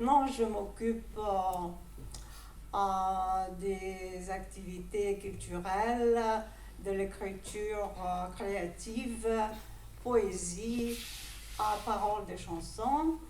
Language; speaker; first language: French; non-native, fluent; Greek